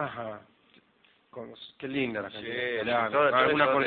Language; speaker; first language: Spanish; native; Spanish